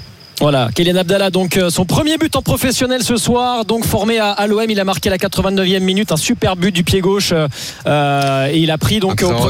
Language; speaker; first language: French; native; French